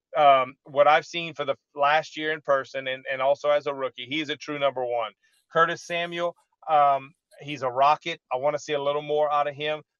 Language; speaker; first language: English; native; English